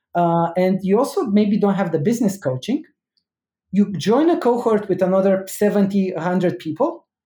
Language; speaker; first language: English; non-native, fluent; Romanian